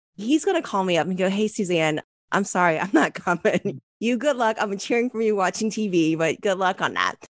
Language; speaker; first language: English; native; English